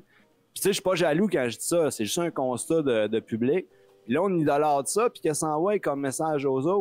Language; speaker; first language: French; native; French